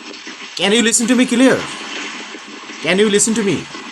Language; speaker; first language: English; non-native, local second language; Bangla